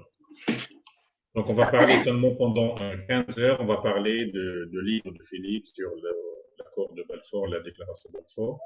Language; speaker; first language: French; non-native, fluent; Arabic